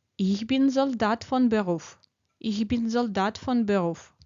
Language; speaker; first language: German; non-native, fluent; Ukrainian